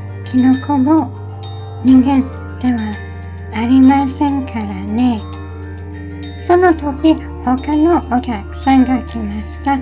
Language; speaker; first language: Japanese; non-native, learner; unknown